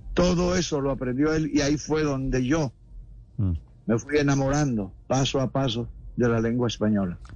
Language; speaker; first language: Spanish; native; Spanish